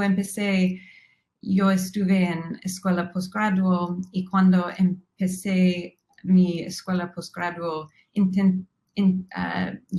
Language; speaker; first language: Spanish; non-native, fluent; English